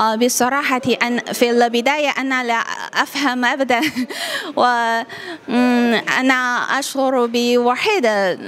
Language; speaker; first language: Arabic; non-native, learner; Chinese